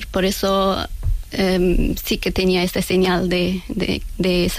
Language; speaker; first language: Spanish; non-native, learner; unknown